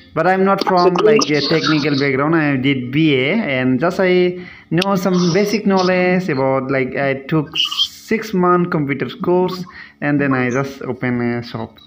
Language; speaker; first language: English; non-native, local second language; Assamese